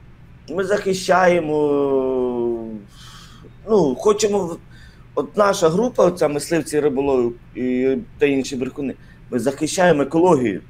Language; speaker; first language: Ukrainian; native; Ukrainian